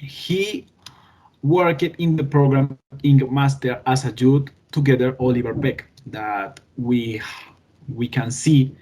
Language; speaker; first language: English; non-native, learner; Spanish